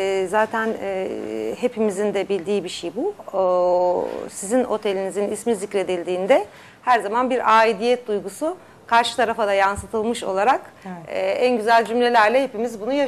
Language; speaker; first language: Turkish; native; Turkish